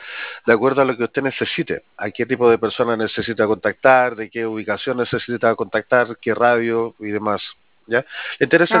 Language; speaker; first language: Spanish; native; Spanish